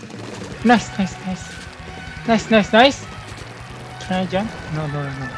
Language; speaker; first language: English; non-native, learner; Japanese